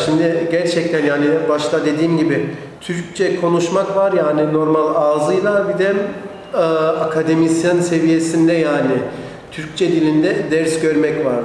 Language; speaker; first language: Turkish; early bilingual, heritage; Turkish